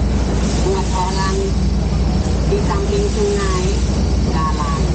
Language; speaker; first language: Indonesian; non-native, fluent; Thai